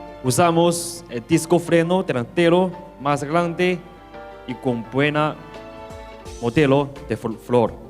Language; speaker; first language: Spanish; non-native, learner; Chinese